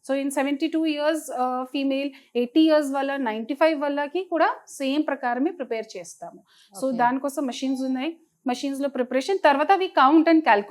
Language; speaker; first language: Telugu; non-native, fluent; Hindi